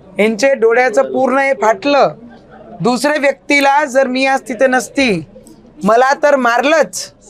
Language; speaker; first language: Marathi; non-native, local second language; Punjabi